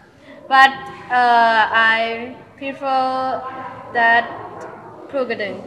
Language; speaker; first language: English; non-native, learner; Thai